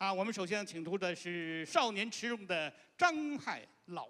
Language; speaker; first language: Chinese; native; Chinese